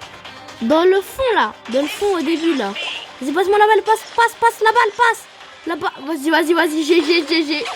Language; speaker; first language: French; native; French